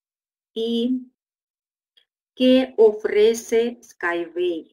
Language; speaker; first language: Spanish; non-native, fluent; Russian